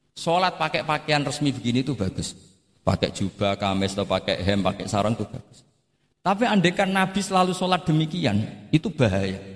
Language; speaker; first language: Indonesian; non-native, local second language; Javanese